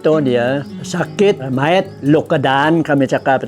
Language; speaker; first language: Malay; non-native, local second language; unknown